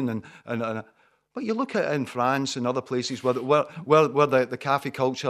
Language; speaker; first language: English; native; English